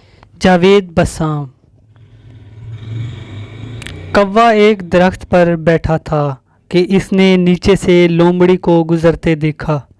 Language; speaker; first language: Urdu; native; Urdu